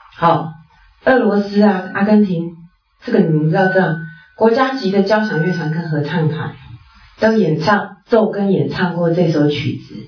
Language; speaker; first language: Chinese; native; Chinese